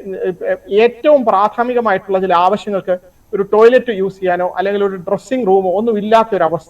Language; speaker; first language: Malayalam; native; Malayalam